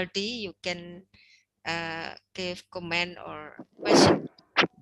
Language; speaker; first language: English; non-native, learner; Indonesian